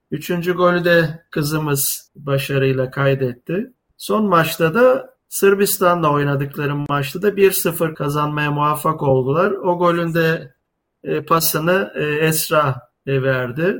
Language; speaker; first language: Turkish; native; Turkish